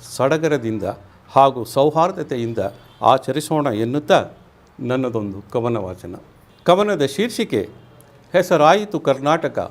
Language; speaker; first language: Kannada; non-native, local second language; Tamil